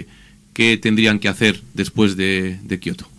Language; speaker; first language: Spanish; native; Spanish